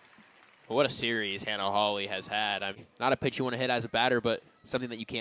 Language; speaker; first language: English; native; English